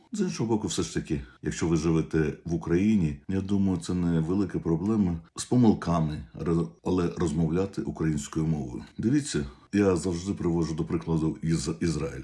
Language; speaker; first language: Ukrainian; non-native, local second language; Russian